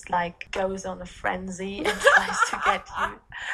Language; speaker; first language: English; non-native, fluent; German